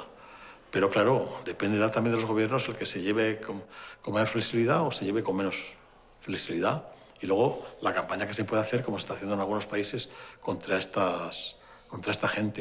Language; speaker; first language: Spanish; native; Spanish